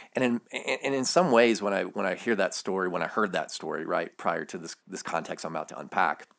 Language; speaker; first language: English; native; English